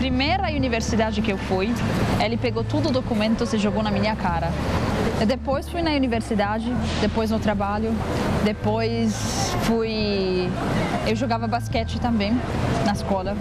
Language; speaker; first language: Portuguese; non-native, fluent; Arabic